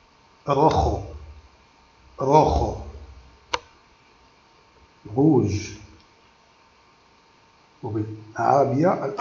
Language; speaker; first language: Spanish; non-native, learner; Arabic